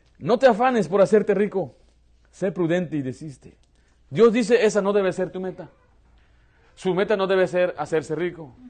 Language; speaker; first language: Spanish; early bilingual, heritage; Spanish